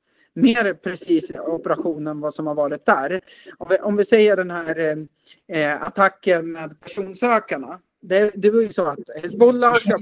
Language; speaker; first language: Swedish; native; Swedish